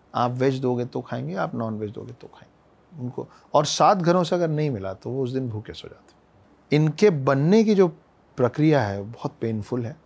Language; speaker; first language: Hindi; native; Hindi